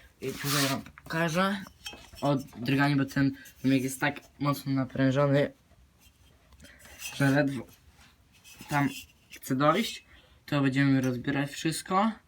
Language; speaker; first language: Polish; native; Polish